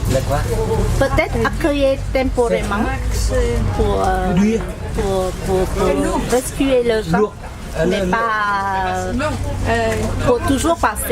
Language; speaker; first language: French; non-native, learner; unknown